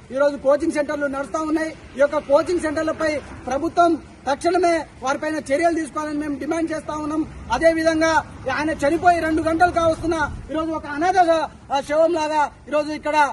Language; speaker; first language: Telugu; native; Telugu